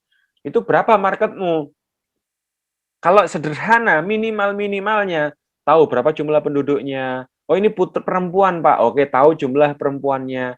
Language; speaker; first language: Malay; non-native, local second language; Javanese